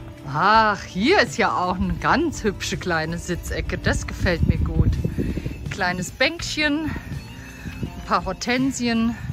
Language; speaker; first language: German; native; German